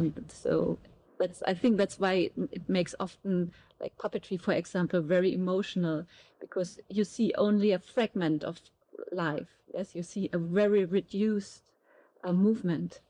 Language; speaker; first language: English; non-native, fluent; German